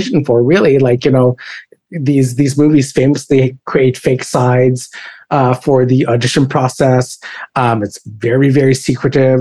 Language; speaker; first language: English; non-native, local second language; Filipino